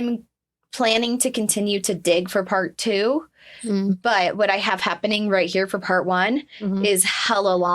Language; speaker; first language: English; native; English